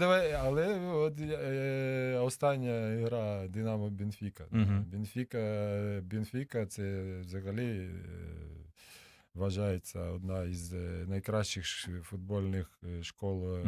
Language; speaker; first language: Ukrainian; non-native, local second language; Russian